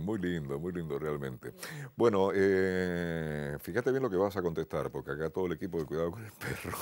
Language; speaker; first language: Spanish; native; Spanish